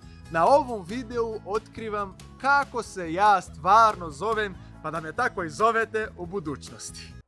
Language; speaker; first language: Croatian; non-native, fluent; Portuguese